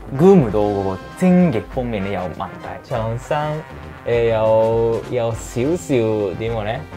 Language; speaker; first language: Cantonese; non-native, learner; Japanese